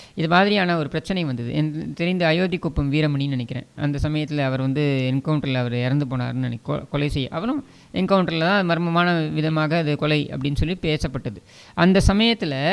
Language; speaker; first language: Tamil; native; Tamil